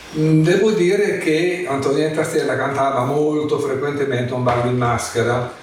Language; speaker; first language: Italian; native; Italian